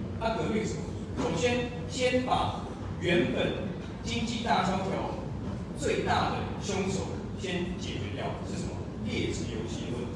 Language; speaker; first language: Chinese; native; Chinese